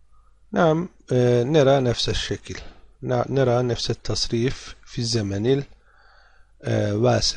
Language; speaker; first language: Arabic; non-native, fluent; Turkish